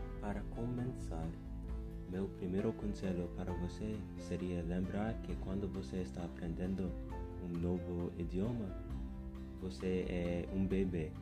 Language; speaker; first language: Portuguese; non-native, fluent; English